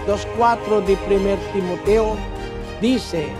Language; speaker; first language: Spanish; non-native, learner; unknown